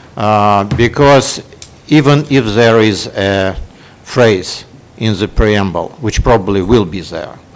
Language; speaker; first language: English; non-native, fluent; Russian